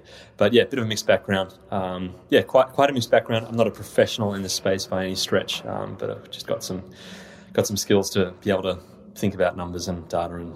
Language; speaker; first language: English; native; English